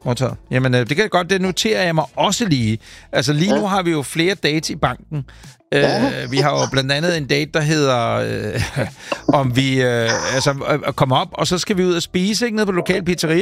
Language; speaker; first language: Danish; native; Danish